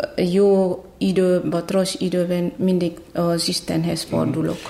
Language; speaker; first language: Hungarian; non-native, fluent; Batak Toba